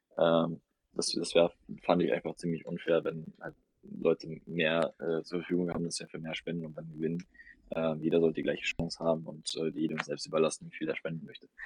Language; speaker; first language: German; early bilingual, other home language; Russian